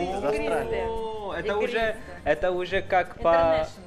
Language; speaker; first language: Russian; non-native, fluent; Chinese